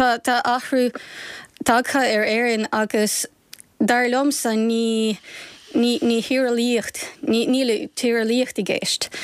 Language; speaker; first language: Irish; non-native, fluent; Ukrainian